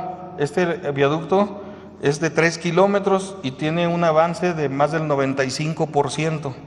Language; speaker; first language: Spanish; native; Spanish